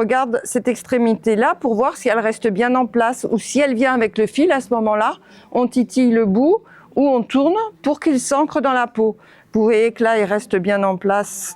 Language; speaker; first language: French; native; French